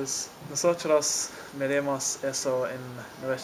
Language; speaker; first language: Spanish; non-native, learner; English